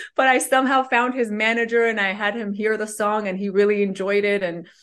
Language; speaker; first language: English; early bilingual, other home language; Persian